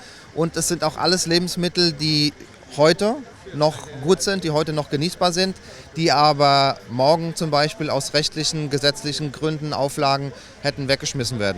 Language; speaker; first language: German; native; German